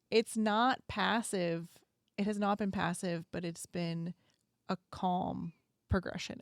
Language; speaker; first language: English; native; English